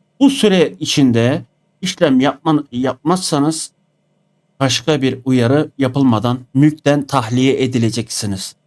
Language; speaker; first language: Turkish; native; Turkish